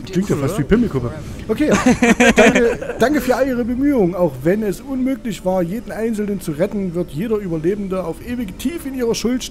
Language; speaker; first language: German; native; German